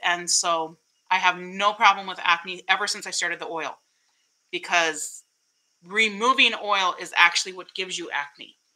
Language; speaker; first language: English; early bilingual, other home language; Spanish